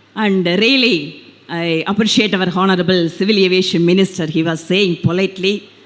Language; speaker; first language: English; non-native, local second language; Tamil